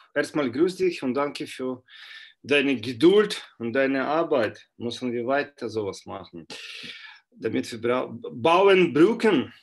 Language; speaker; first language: German; non-native, fluent; Russian